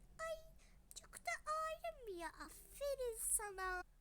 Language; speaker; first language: Turkish; early bilingual, other home language; Arabic